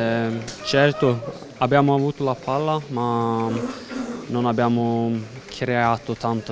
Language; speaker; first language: Italian; non-native, learner; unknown